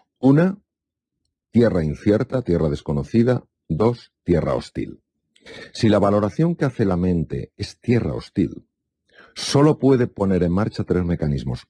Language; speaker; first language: Spanish; native; Spanish